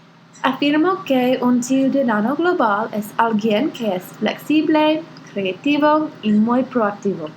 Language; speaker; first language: Spanish; non-native, learner; English